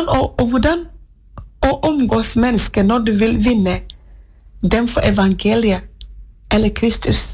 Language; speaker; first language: Norwegian; non-native, fluent; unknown